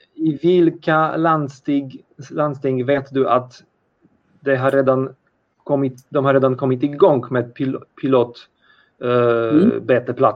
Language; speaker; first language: Swedish; non-native, fluent; Polish